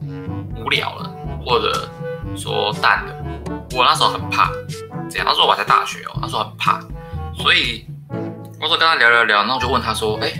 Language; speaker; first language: Chinese; native; Chinese